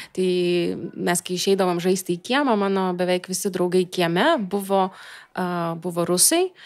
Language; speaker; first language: Lithuanian; non-native, local second language; Russian